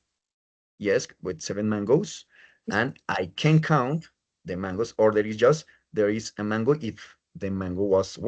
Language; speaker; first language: English; non-native, fluent; Spanish